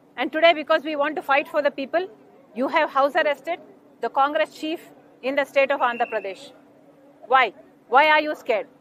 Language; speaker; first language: English; non-native, local second language; Telugu